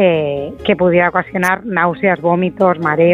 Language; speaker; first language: Spanish; native; Spanish